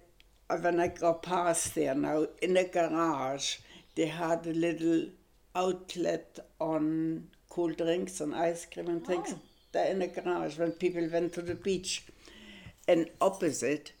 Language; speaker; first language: English; non-native, fluent; German